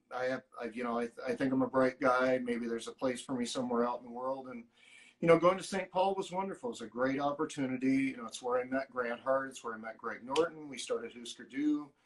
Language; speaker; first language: English; native; English